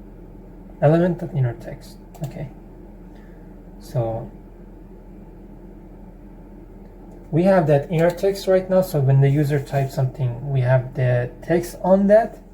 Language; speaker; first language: English; non-native, fluent; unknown